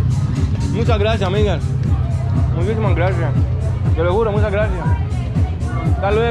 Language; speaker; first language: Spanish; non-native, learner; Greek